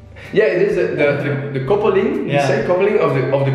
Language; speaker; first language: English; non-native, fluent; Dutch